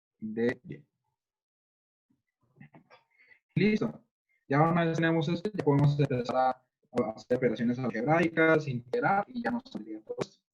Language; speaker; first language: Spanish; native; Spanish